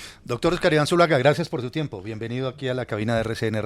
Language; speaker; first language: Spanish; native; Spanish